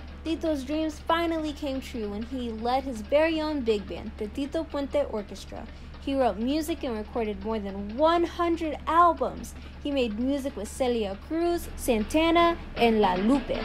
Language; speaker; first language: English; native; English